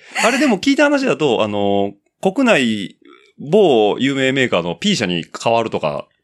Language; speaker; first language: Japanese; native; Japanese